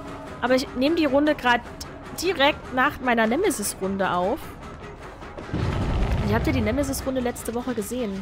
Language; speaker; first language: German; native; German